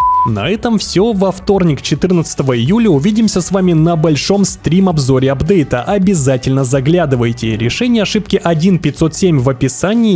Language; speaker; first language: Russian; native; Russian